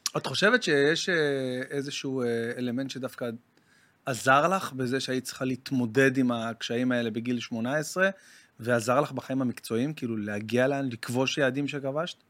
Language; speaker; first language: Hebrew; native; Hebrew